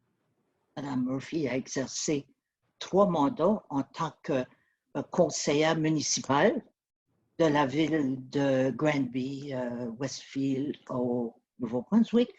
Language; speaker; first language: French; native; French